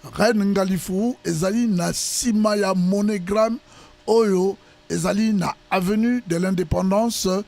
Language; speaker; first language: Lingala; native; Lingala